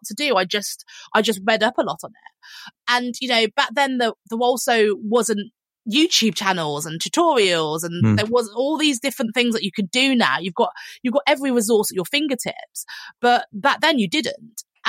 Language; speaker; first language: English; native; English